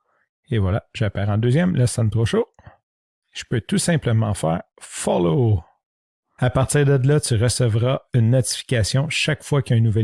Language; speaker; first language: French; native; French